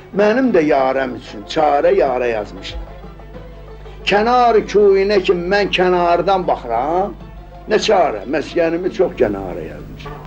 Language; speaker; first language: Azerbaijani; native; Azerbaijani